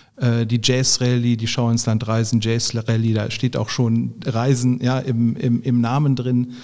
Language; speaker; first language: German; native; German